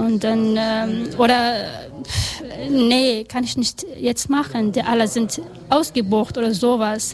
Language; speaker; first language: German; non-native, learner; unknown